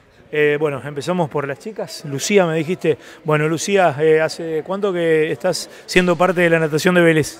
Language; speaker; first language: Spanish; native; Spanish